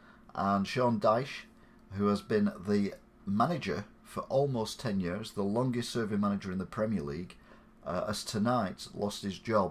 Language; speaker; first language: English; native; English